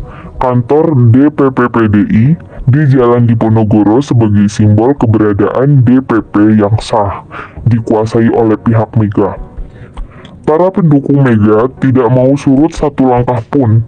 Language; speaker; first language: Indonesian; native; Indonesian